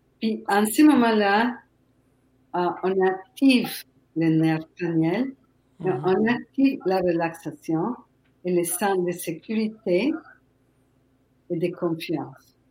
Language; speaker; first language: French; non-native, fluent; Spanish